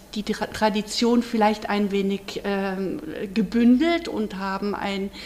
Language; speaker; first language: German; native; German